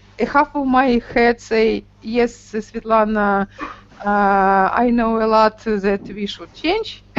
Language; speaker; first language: English; non-native, learner; Russian